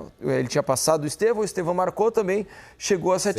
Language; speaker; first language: Portuguese; native; Portuguese